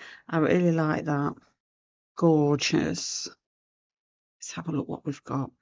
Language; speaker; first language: English; native; English